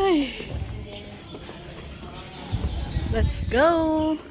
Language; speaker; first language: English; non-native, local second language; Filipino